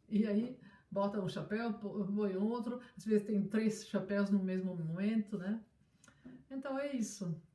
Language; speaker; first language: Portuguese; non-native, fluent; Italian